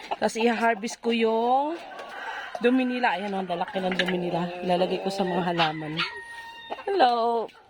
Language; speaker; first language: Filipino; native; Filipino